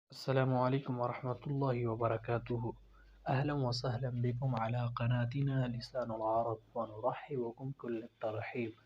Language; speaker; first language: Arabic; non-native, fluent; Urdu